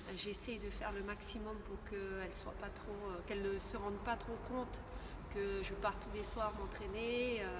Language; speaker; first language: French; native; French